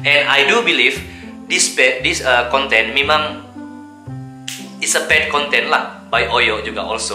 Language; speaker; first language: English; non-native, local second language; Malay